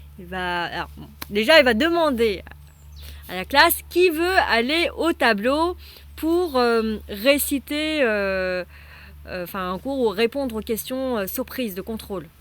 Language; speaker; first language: French; non-native, fluent; Vietnamese